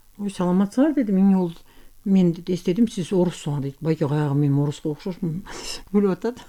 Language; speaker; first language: Kyrgyz; non-native, local second language; Turkish